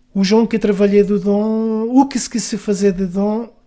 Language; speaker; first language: French; non-native, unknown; Portuguese